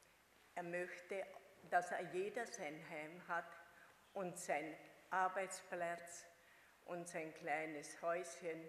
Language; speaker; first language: German; non-native, fluent; Hungarian